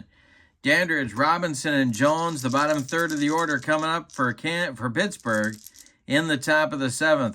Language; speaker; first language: English; native; English